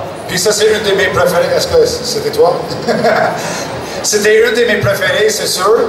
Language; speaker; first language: French; non-native, local second language; English